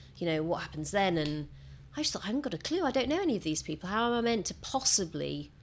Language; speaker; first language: English; native; English